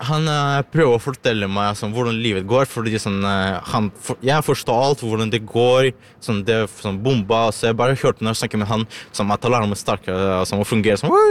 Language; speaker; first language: Norwegian; non-native, learner; Ukrainian